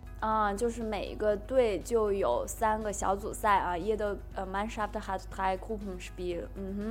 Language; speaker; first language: German; non-native, fluent; Chinese